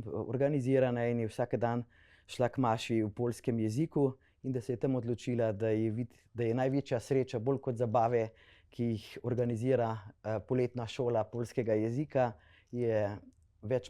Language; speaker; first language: Slovenian; native; Slovenian